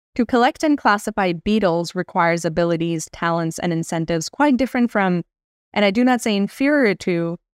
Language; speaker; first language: English; non-native, local second language; Hindi